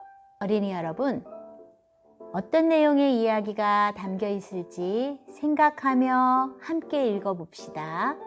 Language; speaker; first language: Korean; native; Korean